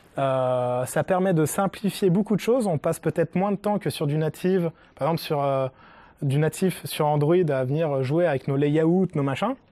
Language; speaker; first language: French; native; French